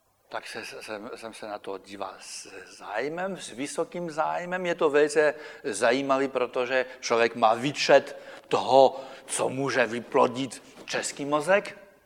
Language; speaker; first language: Czech; non-native, fluent; French